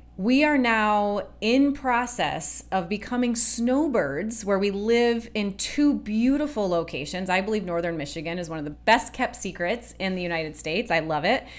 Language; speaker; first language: English; native; English